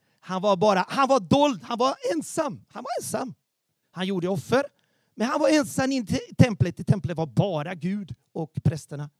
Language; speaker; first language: Swedish; non-native, fluent; Portuguese